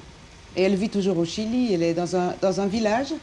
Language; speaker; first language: French; native; French